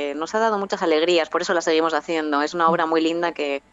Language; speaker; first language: Spanish; native; Spanish